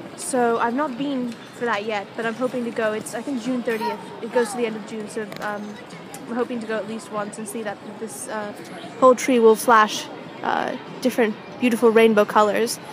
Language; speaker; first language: English; native; English